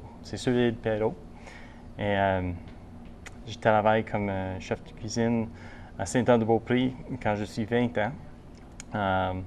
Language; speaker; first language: French; non-native, local second language; English